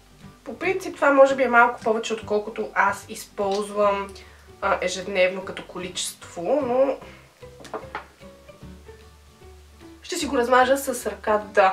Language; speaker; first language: Bulgarian; native; Bulgarian